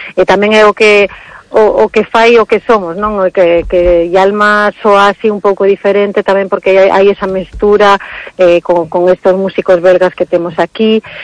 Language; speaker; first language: Galician; early bilingual, heritage; Galician